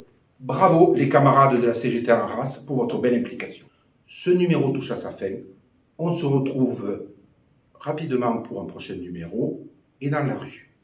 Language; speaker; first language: French; native; French